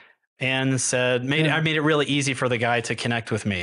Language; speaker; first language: English; native; English